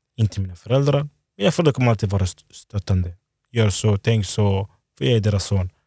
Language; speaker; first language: Swedish; early bilingual, other home language; Lingala